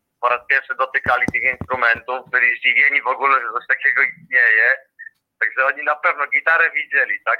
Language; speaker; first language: Polish; native; Polish